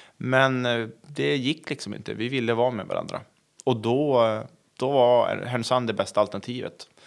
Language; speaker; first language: Swedish; native; Swedish